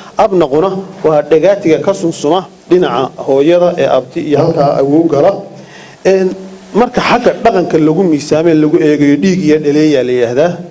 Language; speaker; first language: Somali; native; Somali